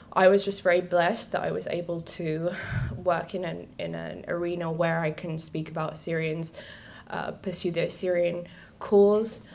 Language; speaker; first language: English; native; English